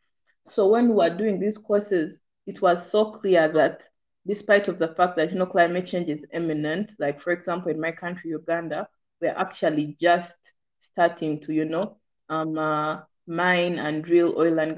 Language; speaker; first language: English; non-native, local second language; Ganda